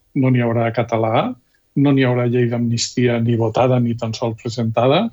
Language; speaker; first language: Catalan; native; Catalan